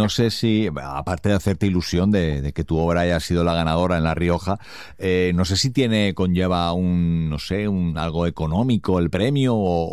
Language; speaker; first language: Spanish; native; Spanish